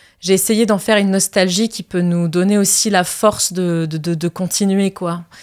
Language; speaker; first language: French; early bilingual, other home language; Arabic